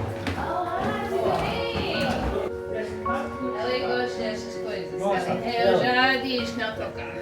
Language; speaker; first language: Portuguese; non-native, learner; English